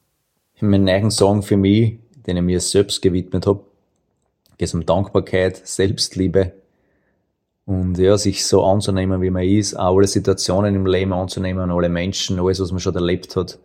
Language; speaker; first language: German; native; German